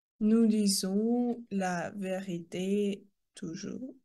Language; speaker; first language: French; non-native, learner; Russian